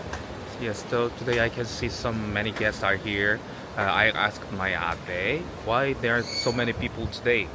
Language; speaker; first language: English; non-native, learner; Korean